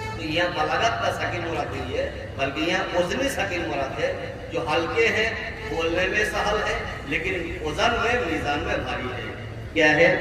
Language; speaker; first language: Urdu; native; Urdu